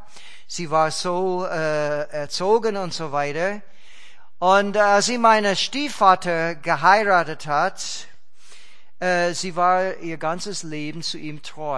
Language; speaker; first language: German; non-native, fluent; English